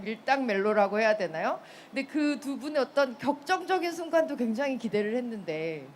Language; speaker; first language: Korean; native; Korean